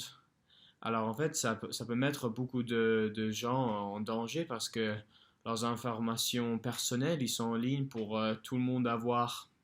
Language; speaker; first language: French; non-native, fluent; English